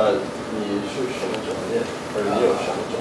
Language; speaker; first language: Chinese; non-native, learner; English